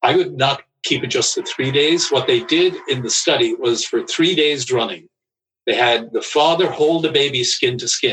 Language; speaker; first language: English; native; English